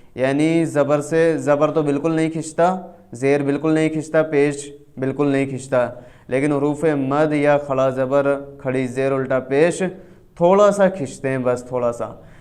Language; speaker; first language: Urdu; native; Urdu